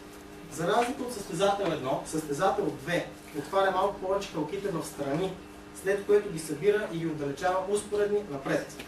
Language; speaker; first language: Bulgarian; native; Bulgarian